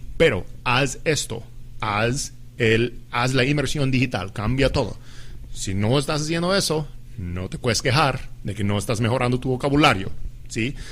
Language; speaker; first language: Spanish; non-native, fluent; English